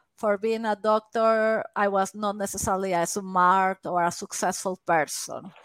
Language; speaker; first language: English; non-native, fluent; Spanish